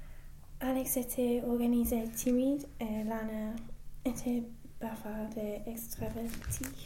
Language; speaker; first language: French; non-native, learner; English